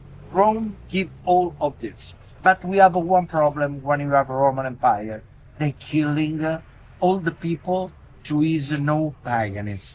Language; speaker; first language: English; non-native, learner; Italian